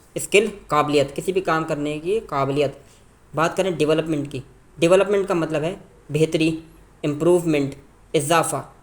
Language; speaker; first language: Urdu; native; Urdu